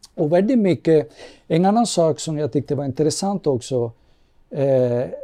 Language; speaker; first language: Swedish; non-native, fluent; Spanish